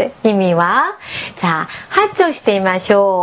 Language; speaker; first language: Japanese; non-native, fluent; Korean